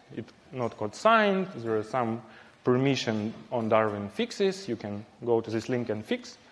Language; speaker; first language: English; non-native, fluent; Ukrainian